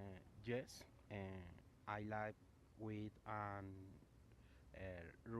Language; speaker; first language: English; non-native, learner; Spanish